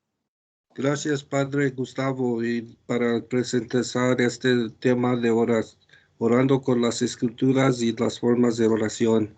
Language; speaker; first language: Spanish; non-native, learner; English